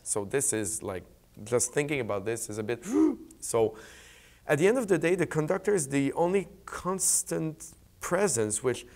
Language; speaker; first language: English; native; English